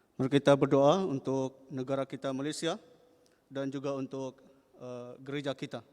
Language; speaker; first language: Malay; native; Malay